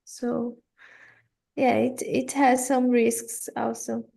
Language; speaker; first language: English; non-native, fluent; Portuguese